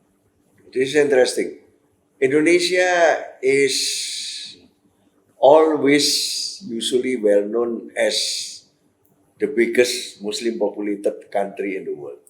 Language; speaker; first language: English; non-native, fluent; Indonesian